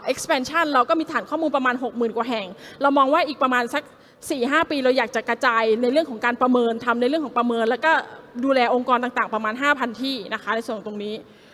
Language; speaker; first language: Thai; native; Thai